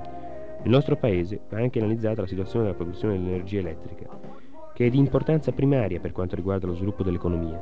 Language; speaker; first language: Italian; native; Italian